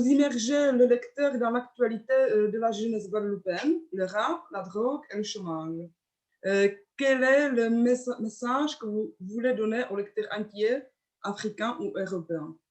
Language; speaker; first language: French; non-native, fluent; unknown